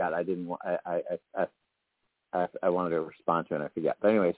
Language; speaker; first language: English; native; English